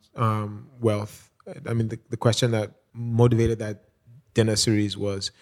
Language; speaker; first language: English; non-native, local second language; Yoruba